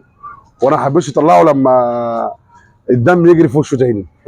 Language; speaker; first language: Arabic; native; Arabic